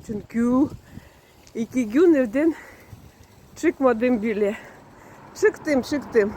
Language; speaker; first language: Turkish; non-native, learner; Russian